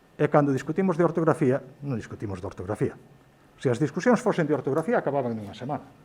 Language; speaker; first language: Galician; native; Galician